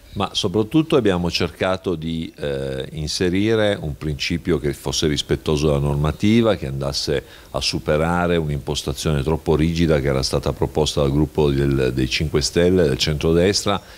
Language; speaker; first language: Italian; native; Italian